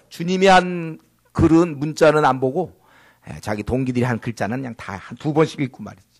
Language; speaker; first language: Korean; native; Korean